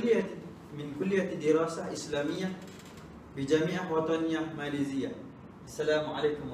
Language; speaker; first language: Arabic; non-native, learner; Malay